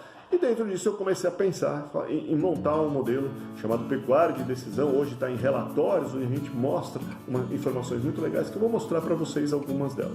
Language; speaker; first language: Portuguese; native; Portuguese